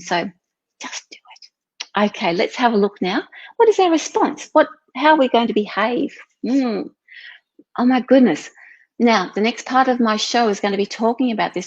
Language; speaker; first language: English; native; English